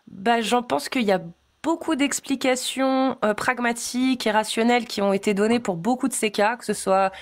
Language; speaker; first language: French; native; French